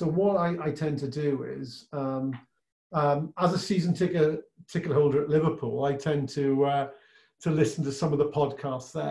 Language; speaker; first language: English; native; English